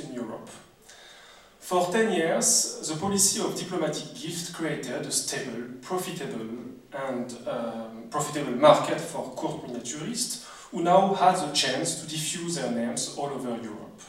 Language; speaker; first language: English; non-native, fluent; French